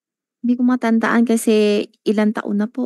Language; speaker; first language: Filipino; non-native, learner; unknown